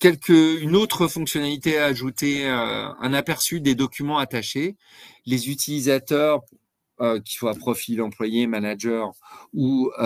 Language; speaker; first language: French; native; French